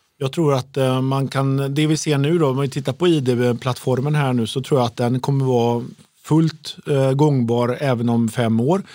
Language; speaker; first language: Swedish; native; Swedish